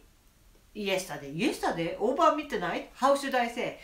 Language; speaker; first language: English; non-native, learner; Japanese